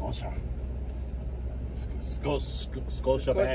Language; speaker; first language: Spanish; non-native, learner; English